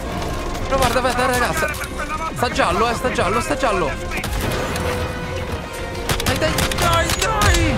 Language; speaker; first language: Italian; native; Italian